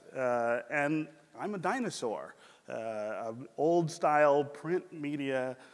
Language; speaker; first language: English; native; English